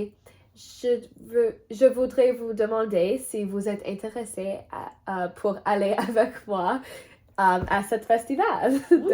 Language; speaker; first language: French; non-native, learner; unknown